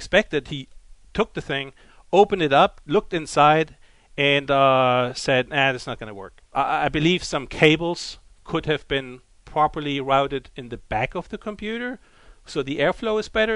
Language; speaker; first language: English; non-native, fluent; German